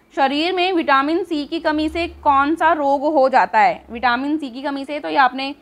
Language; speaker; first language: Hindi; native; Hindi